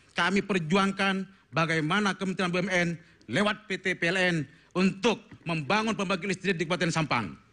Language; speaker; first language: Indonesian; non-native, local second language; Madurese